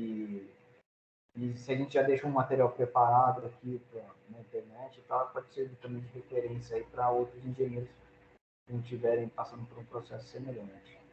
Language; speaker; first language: Portuguese; native; Portuguese